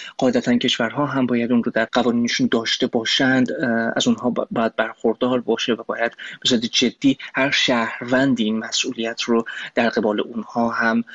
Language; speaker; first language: Persian; native; Persian